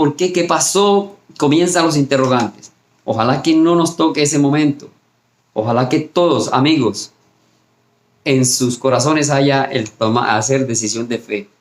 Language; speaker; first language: Spanish; native; Spanish